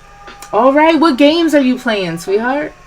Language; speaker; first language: English; native; English